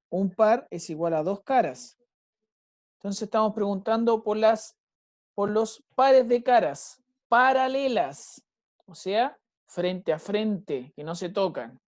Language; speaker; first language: Spanish; native; Spanish